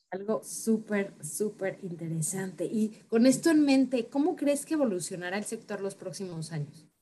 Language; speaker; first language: Spanish; native; Spanish